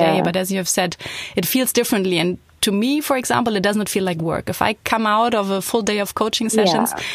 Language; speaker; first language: English; non-native, fluent; German